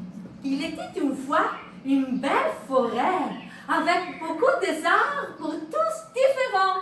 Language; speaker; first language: French; non-native, fluent; Italian